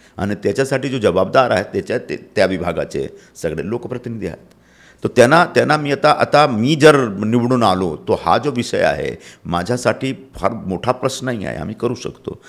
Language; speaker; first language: Marathi; non-native, local second language; Hindi